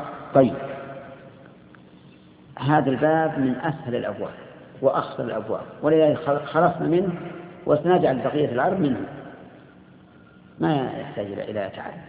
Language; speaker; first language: Arabic; native; Arabic